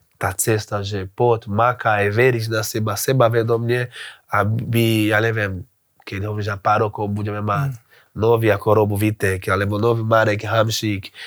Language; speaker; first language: Slovak; non-native, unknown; Portuguese